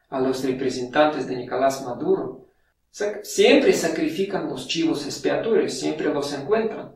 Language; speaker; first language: Spanish; non-native, fluent; Russian